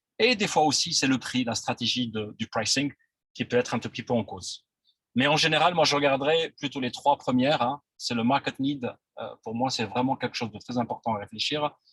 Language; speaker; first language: French; non-native, local second language; Arabic